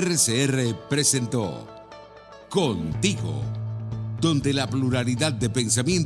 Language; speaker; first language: Spanish; native; Spanish